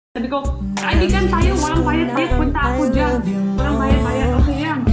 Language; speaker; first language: Filipino; non-native, learner; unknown